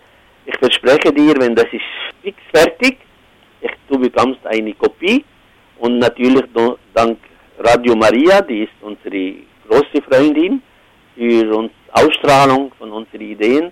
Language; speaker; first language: German; non-native, fluent; Arabic